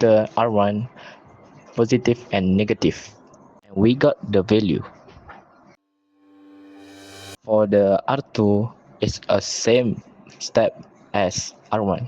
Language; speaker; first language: English; non-native, local second language; Malay